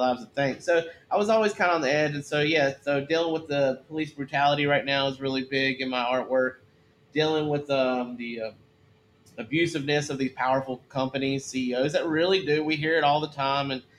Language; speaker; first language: English; native; English